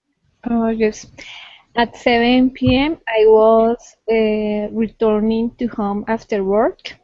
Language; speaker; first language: English; non-native, learner; Spanish